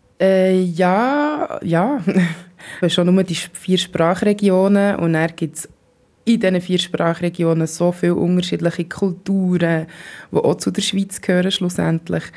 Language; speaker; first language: German; native; German